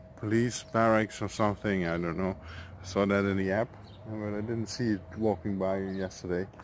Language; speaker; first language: English; non-native, fluent; Dutch